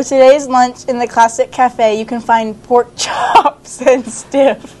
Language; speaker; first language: English; native; English